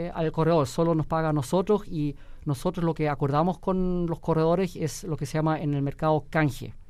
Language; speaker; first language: Spanish; early bilingual, heritage; Spanish